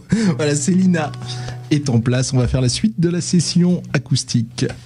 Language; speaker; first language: French; native; French